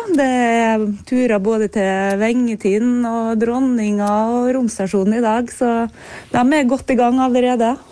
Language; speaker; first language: Norwegian; native; Norwegian